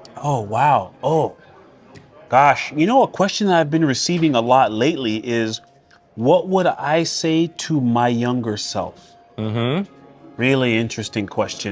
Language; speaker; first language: English; native; English